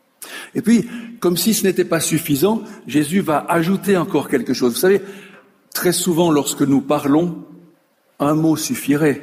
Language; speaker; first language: French; native; French